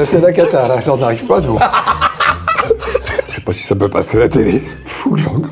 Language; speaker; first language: French; native; French